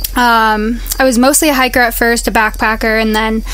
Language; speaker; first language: English; native; English